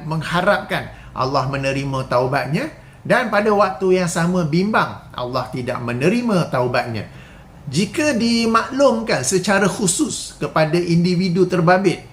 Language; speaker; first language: Malay; native; Malay